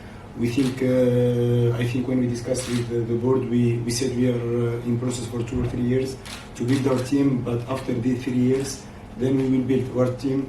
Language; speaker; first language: English; non-native, learner; French